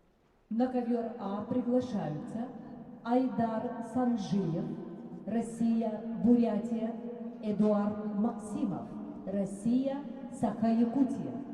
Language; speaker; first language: Russian; native; Russian